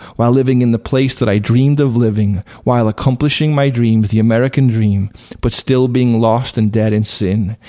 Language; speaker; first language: English; native; English